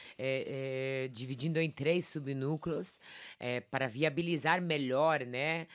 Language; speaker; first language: Portuguese; non-native, fluent; Polish